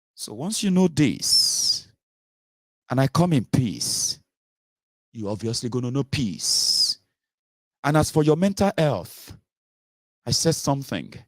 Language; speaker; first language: English; non-native, local second language; Yoruba